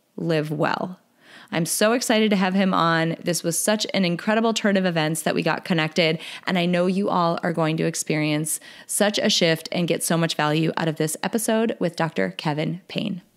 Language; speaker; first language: English; native; English